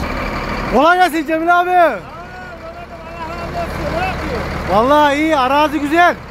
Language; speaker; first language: Turkish; native; Turkish